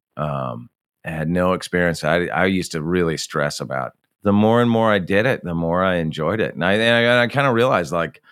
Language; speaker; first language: English; native; English